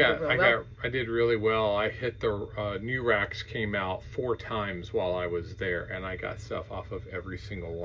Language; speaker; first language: English; native; English